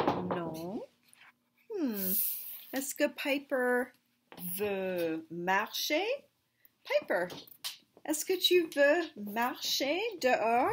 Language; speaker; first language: French; non-native, fluent; English